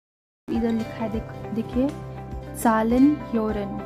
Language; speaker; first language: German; non-native, fluent; Marathi